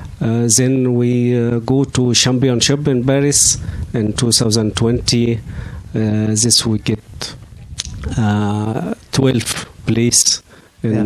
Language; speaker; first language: English; non-native, learner; Arabic